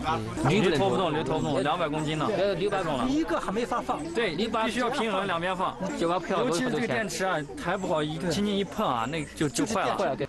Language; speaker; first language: Chinese; native; Chinese